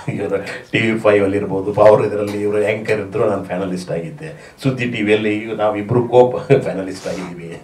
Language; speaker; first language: Kannada; native; Kannada